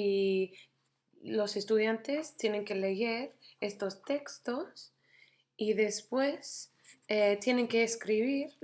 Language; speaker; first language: Spanish; non-native, fluent; English